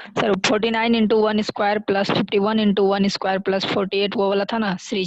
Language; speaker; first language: Hindi; native; Hindi